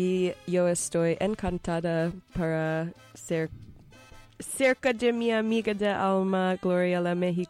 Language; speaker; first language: Spanish; non-native, learner; English